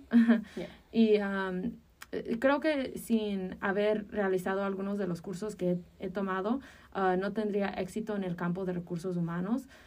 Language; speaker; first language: Spanish; early bilingual, heritage; Spanish